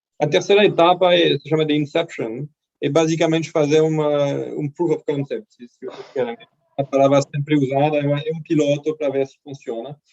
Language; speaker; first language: Portuguese; non-native, fluent; French